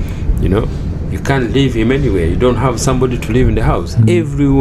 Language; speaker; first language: English; non-native, local second language; Kinyarwanda